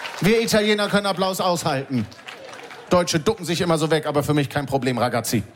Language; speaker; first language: German; native; German